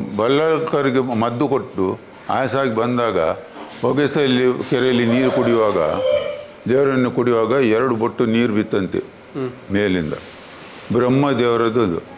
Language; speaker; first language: Kannada; non-native, local second language; Tulu